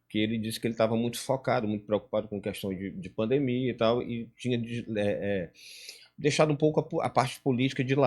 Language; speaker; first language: Portuguese; native; Portuguese